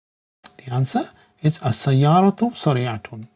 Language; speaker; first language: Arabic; non-native, fluent; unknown